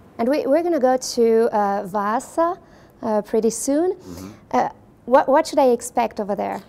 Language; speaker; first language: English; non-native, fluent; French